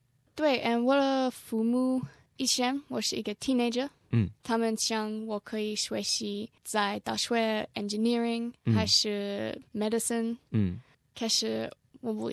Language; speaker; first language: Chinese; non-native, learner; English